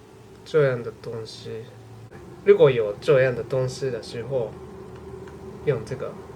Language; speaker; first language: Chinese; non-native, learner; Japanese